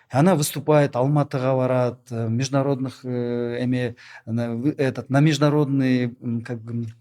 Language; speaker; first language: Russian; non-native, local second language; Kyrgyz